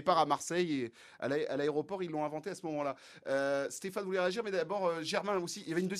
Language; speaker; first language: French; native; French